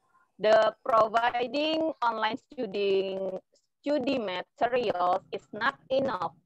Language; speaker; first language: English; non-native, learner; Indonesian